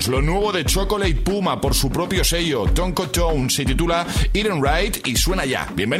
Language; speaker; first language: Spanish; native; Spanish